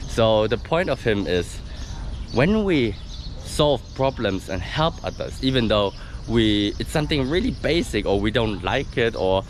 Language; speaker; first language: English; non-native, fluent; German